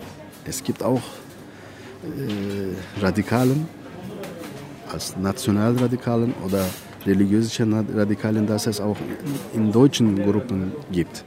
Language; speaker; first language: German; non-native, fluent; Turkish